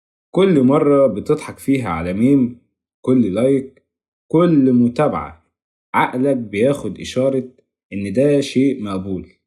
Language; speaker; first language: Arabic; native; Arabic